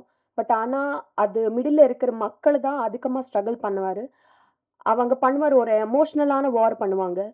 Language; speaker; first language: Tamil; non-native, fluent; Telugu